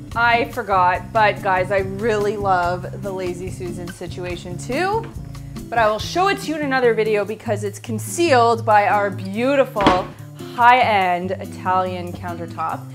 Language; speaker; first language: English; native; English